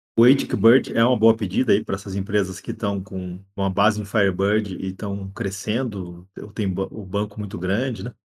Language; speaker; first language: Portuguese; native; Portuguese